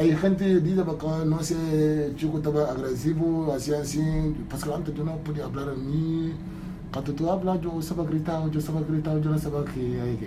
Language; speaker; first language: Spanish; non-native, learner; Wolof